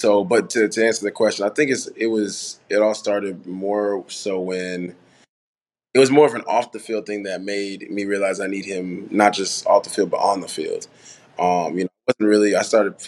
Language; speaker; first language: English; native; English